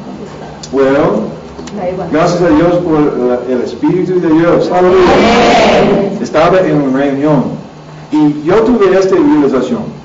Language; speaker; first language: Spanish; non-native, learner; English